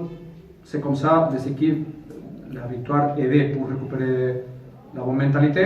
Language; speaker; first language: French; non-native, fluent; Spanish